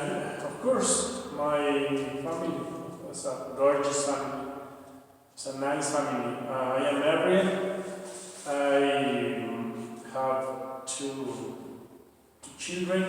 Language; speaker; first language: English; non-native, learner; Spanish